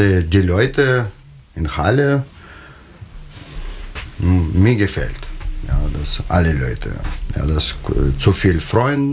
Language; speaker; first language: German; non-native, learner; Russian